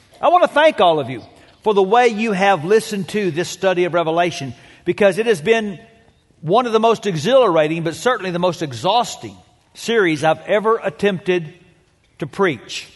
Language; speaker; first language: English; native; English